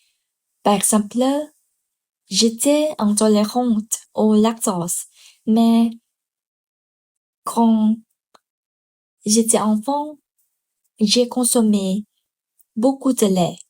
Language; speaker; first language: French; non-native, learner; Vietnamese